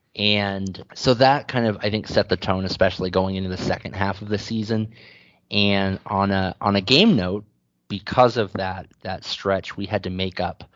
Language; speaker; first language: English; native; English